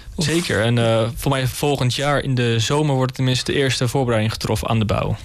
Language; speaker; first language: Dutch; native; Dutch